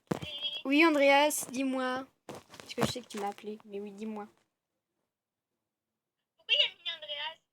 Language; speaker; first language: French; native; French